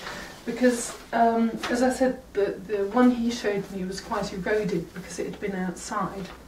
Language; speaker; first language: English; native; English